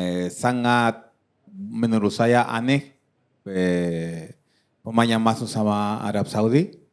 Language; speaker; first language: Indonesian; non-native, fluent; Dutch